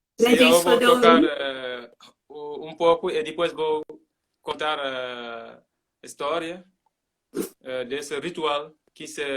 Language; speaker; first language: Portuguese; non-native, learner; Mandingo